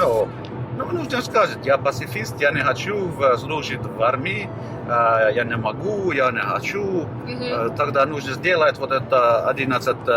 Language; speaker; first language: Russian; non-native, learner; Finnish